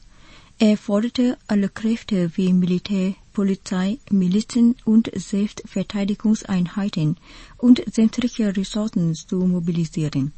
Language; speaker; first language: German; non-native, fluent; Vietnamese